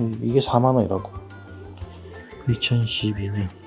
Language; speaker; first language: Korean; native; Korean